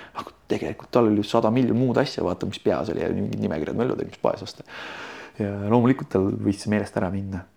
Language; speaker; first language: Estonian; native; Estonian